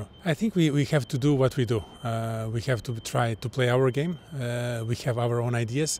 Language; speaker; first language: English; non-native, fluent; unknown